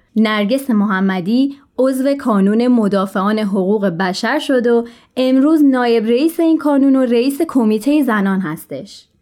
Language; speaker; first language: Persian; native; Persian